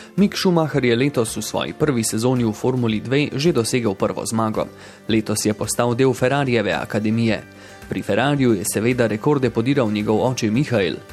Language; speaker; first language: Slovenian; native; Slovenian